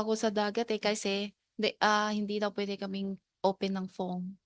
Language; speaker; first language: Filipino; non-native, learner; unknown